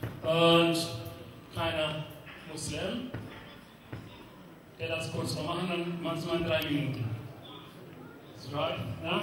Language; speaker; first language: German; non-native, learner; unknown